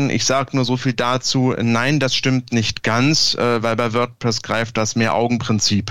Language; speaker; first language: German; native; German